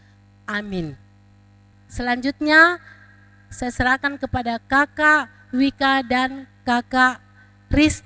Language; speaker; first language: Indonesian; native; Indonesian